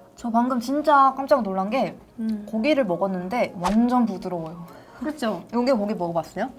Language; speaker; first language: Korean; native; Korean